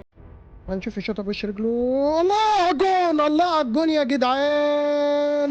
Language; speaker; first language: Arabic; native; Arabic